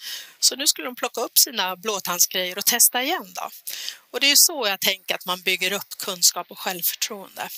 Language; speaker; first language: Swedish; native; Swedish